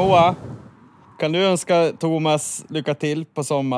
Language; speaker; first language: Swedish; native; Swedish